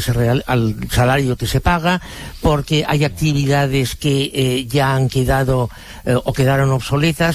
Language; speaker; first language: Spanish; native; Spanish